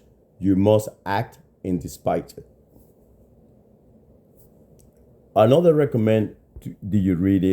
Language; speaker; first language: English; non-native, fluent; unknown